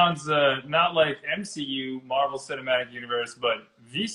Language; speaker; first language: English; native; English